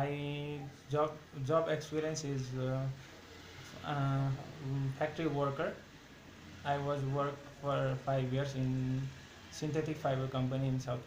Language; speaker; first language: English; non-native, learner; Nepali